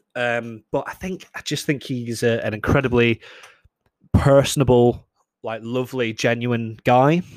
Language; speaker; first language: English; native; English